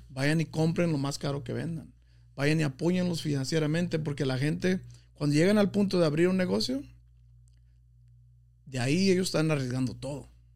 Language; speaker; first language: Spanish; early bilingual, heritage; Spanish